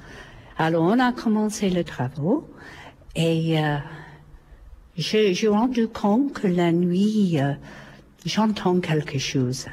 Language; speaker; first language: French; non-native, fluent; English